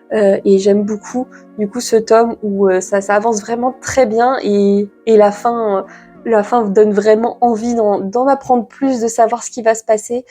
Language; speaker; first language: French; native; French